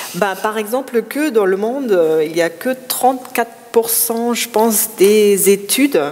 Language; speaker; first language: French; non-native, fluent; German